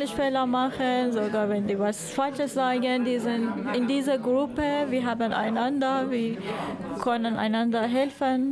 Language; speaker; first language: German; non-native, fluent; Persian